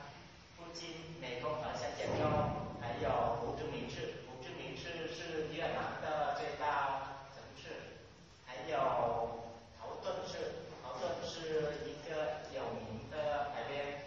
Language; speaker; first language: Chinese; non-native, learner; Vietnamese